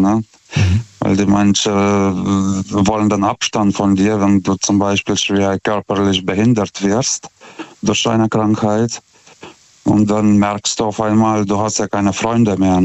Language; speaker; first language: German; non-native, fluent; Lithuanian